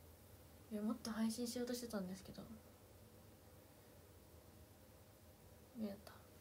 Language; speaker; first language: Japanese; native; Japanese